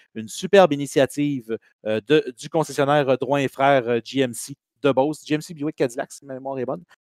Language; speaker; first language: French; native; French